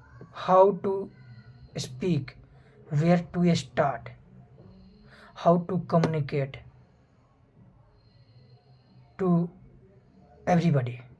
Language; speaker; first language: English; non-native, fluent; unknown